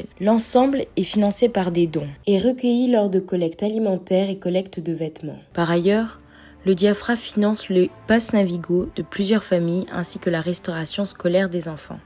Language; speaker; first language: French; native; French